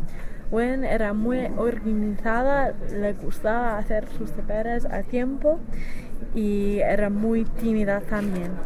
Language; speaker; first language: Spanish; non-native, learner; English